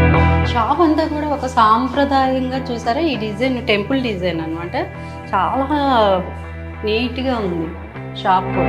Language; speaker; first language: Telugu; native; Telugu